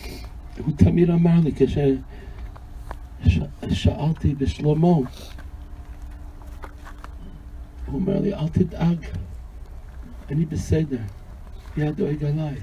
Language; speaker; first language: Hebrew; non-native, fluent; English